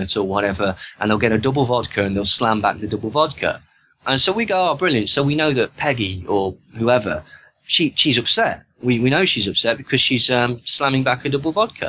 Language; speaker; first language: English; native; English